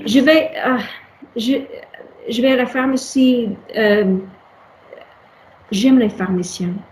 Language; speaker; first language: French; non-native, learner; English